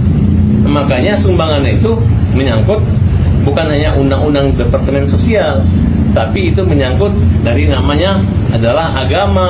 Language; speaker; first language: Indonesian; native; Indonesian